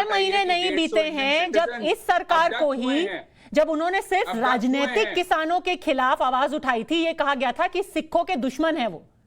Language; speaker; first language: Hindi; native; Hindi